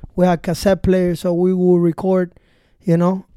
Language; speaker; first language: English; early bilingual, other home language; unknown